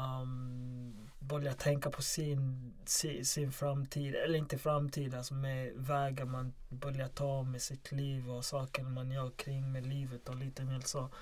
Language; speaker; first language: Swedish; non-native, local second language; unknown